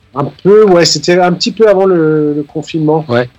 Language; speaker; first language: French; non-native, fluent; Danish